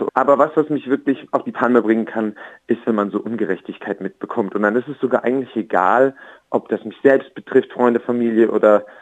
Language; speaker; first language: German; native; German